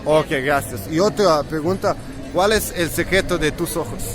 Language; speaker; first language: Spanish; non-native, learner; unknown